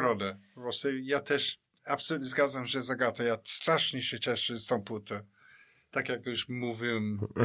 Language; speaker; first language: Polish; non-native, fluent; English